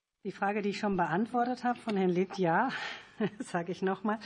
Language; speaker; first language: German; native; German